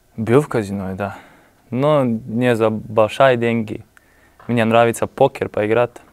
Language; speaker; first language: Russian; non-native, learner; Slovenian